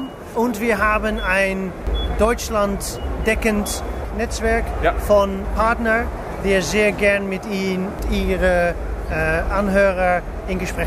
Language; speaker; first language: German; non-native, learner; English